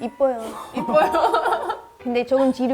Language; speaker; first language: Korean; non-native, learner; English